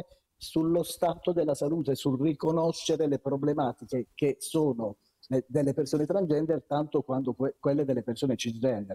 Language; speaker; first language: Italian; native; Italian